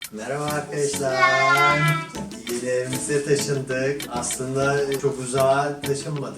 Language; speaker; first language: Turkish; native; Turkish